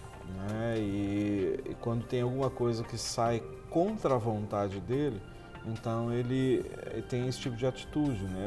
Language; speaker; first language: Portuguese; native; Portuguese